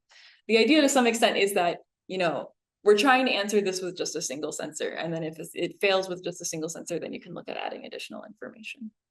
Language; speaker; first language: English; native; English